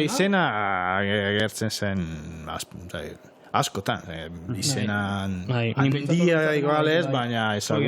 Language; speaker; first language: Basque; non-native, fluent; Italian